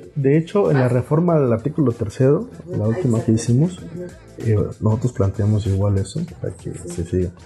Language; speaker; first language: Spanish; non-native, local second language; Zapotec